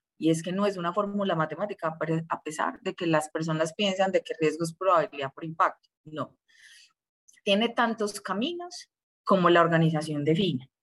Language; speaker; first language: Spanish; native; Spanish